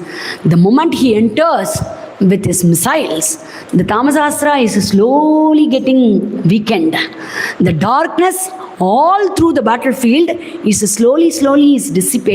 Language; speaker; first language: English; non-native, local second language; Tamil